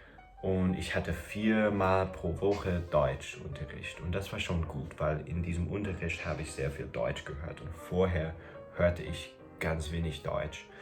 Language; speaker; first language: German; non-native, fluent; English